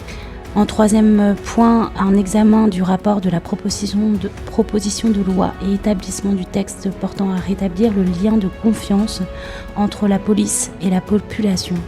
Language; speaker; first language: French; native; French